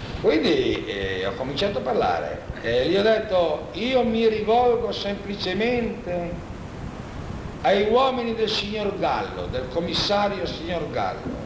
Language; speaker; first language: Italian; non-native, local second language; Friulian